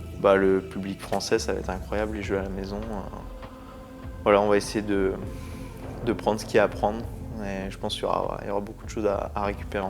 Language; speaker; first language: French; native; French